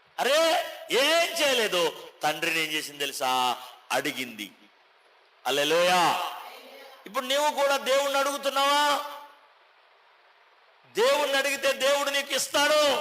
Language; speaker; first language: Telugu; native; Telugu